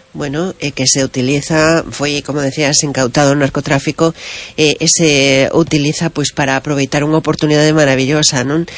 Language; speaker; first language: Galician; non-native, local second language; Spanish